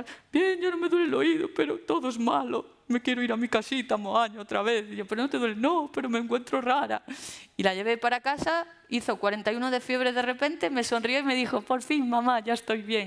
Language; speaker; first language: Spanish; native; Spanish